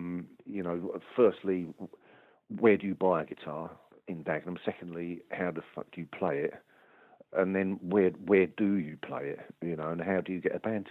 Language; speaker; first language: English; native; English